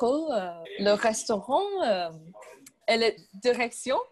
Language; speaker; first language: French; non-native, learner; English